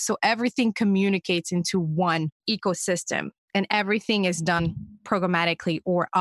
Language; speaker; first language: English; non-native, fluent; French